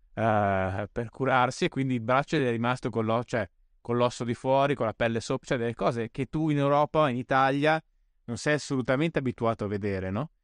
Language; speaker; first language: Italian; native; Italian